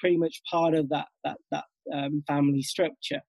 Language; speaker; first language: English; native; English